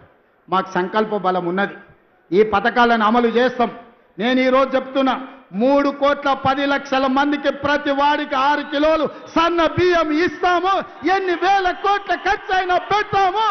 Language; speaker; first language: Telugu; native; Telugu